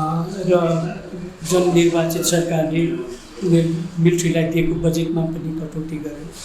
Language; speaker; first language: Nepali; native; Nepali